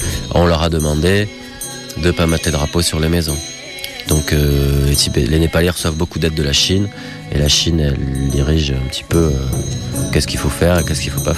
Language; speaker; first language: French; native; French